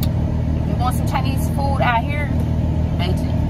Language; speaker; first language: English; native; English